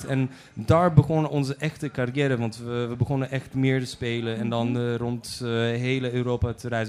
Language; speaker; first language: Dutch; non-native, fluent; Polish